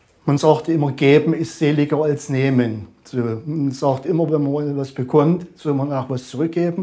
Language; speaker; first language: German; native; German